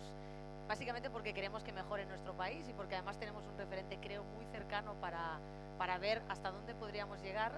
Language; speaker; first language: Spanish; native; Spanish